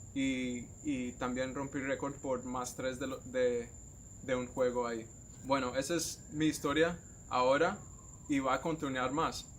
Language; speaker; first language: Spanish; native; Spanish